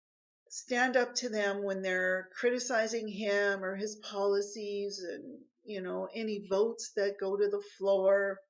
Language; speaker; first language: English; native; English